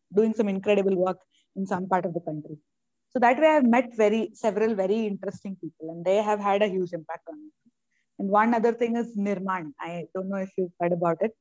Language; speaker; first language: English; non-native, local second language; Malayalam